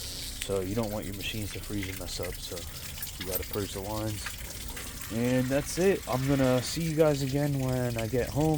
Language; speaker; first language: English; native; English